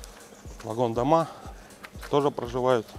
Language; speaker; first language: Russian; native; Russian